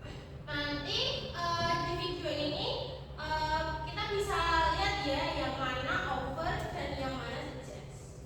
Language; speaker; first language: Indonesian; native; Indonesian